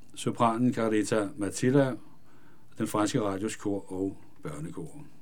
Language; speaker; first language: Danish; native; Danish